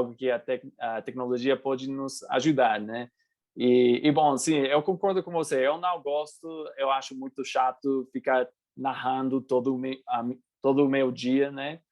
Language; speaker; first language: Portuguese; non-native, fluent; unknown